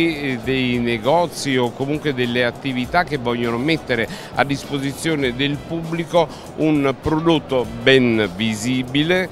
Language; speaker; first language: Italian; native; Italian